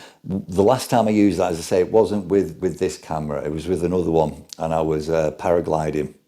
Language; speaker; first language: English; native; English